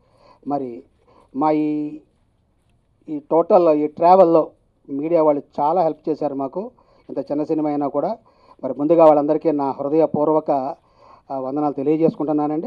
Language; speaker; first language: Telugu; native; Telugu